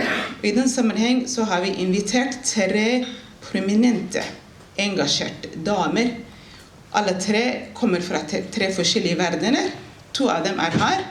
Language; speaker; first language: Norwegian; non-native, fluent; Somali